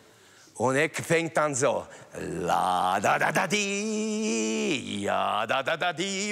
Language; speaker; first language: German; non-native, fluent; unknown